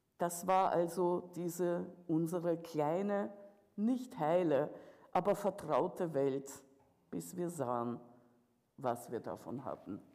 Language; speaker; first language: German; early bilingual, other home language; Russian